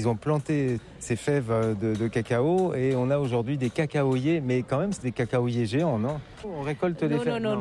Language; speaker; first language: French; native; French